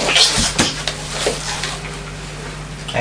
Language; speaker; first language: Japanese; native; Japanese